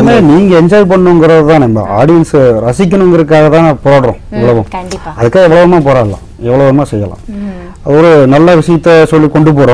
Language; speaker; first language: Tamil; native; Tamil